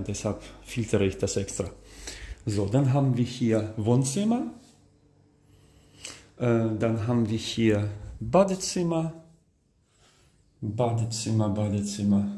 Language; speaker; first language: German; non-native, fluent; Russian